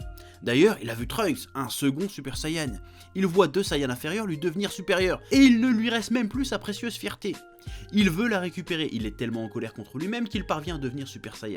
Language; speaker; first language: French; native; French